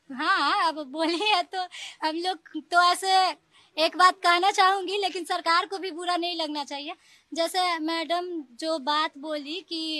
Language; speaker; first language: Hindi; native; Hindi